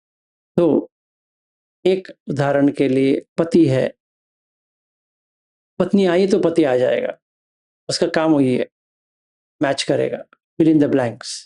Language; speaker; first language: Hindi; native; Hindi